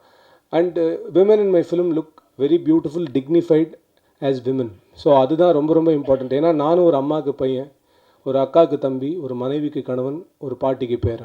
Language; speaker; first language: Tamil; native; Tamil